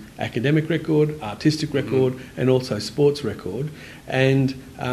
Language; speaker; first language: English; native; English